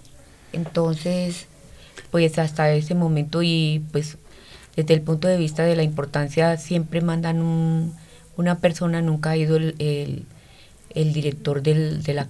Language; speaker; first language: Spanish; native; Spanish